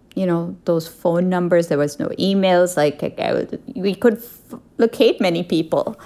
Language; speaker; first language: English; non-native, local second language; Urdu